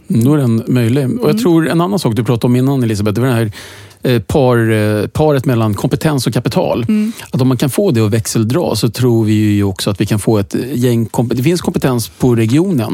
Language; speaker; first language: Swedish; native; Swedish